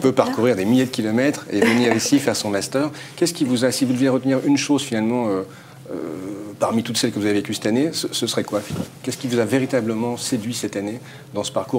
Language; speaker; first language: French; native; French